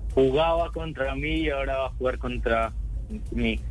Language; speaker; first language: Spanish; native; Spanish